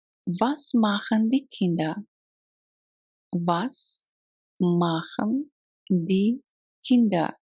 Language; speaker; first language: German; non-native, fluent; Russian